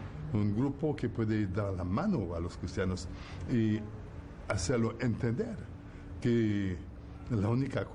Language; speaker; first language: Spanish; non-native, fluent; Haitian Creole